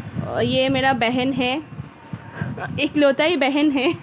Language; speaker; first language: Hindi; non-native, local second language; Bangla